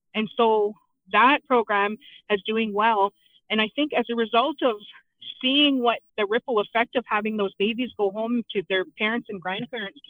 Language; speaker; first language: English; native; English